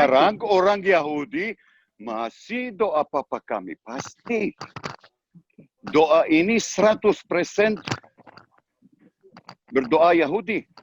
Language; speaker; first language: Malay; non-native, learner; Hebrew